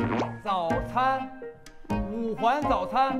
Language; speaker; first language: Chinese; native; Chinese